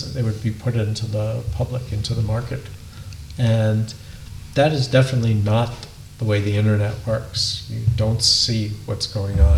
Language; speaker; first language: English; native; English